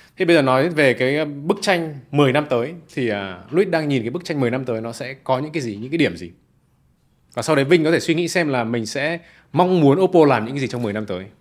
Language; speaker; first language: Vietnamese; native; Vietnamese